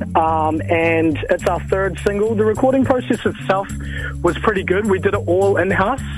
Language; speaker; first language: English; native; English